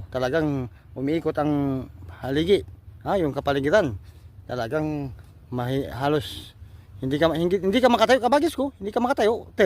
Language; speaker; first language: Filipino; non-native, local second language; Iloko